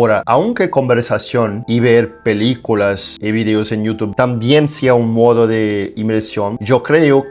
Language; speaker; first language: Spanish; non-native, fluent; Portuguese